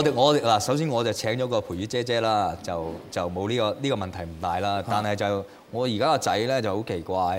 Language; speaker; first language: Cantonese; native; Cantonese